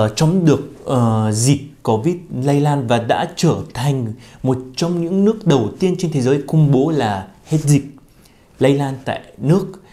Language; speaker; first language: Vietnamese; non-native, fluent; Arabic